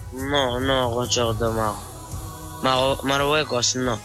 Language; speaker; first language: Spanish; non-native, learner; Arabic